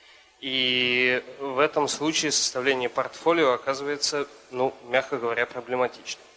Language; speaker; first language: Russian; native; Russian